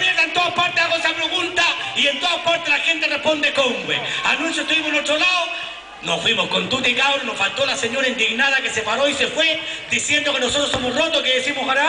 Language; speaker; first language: Spanish; native; Spanish